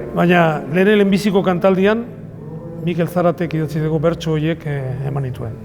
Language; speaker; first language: Basque; non-native, local second language; Spanish